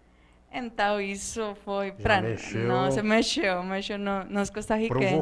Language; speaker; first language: Portuguese; non-native, fluent; Spanish